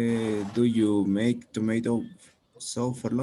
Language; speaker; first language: English; non-native, learner; Spanish